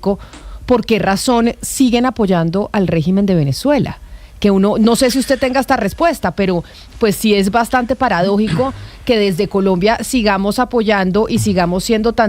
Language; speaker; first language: Spanish; native; Spanish